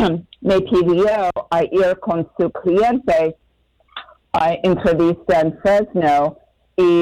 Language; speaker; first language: Spanish; non-native, fluent; English